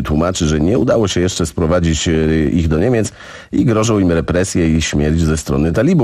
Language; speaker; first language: Polish; native; Polish